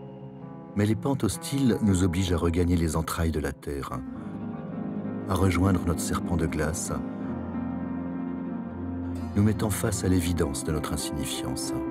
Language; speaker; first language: French; native; French